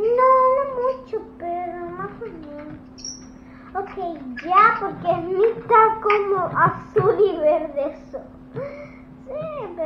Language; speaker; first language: Spanish; early bilingual, heritage; English